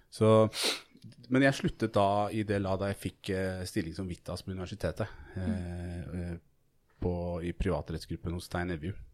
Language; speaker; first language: Norwegian; native; Norwegian